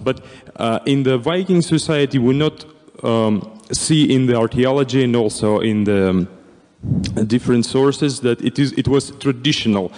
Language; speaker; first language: English; non-native, fluent; Russian